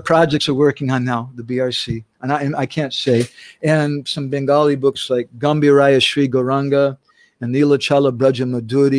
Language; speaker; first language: English; native; English